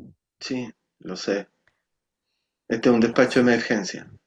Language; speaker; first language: Spanish; native; Spanish